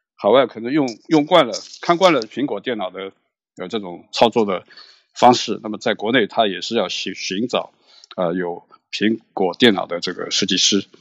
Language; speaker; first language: Chinese; native; Chinese